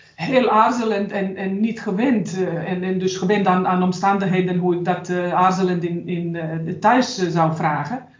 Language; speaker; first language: Dutch; non-native, fluent; Bosnian